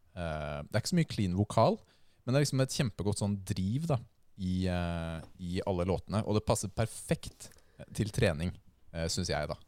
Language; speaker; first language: Norwegian; native; Norwegian